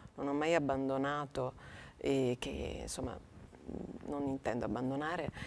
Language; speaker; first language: Italian; native; Italian